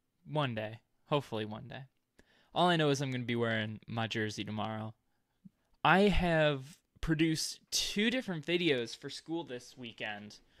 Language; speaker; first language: English; native; English